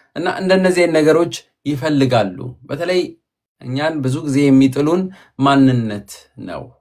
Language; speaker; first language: Amharic; native; Amharic